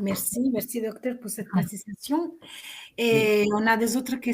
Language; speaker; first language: French; non-native, fluent; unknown